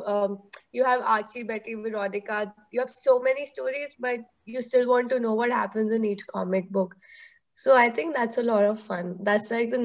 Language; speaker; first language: English; non-native, local second language; Hindi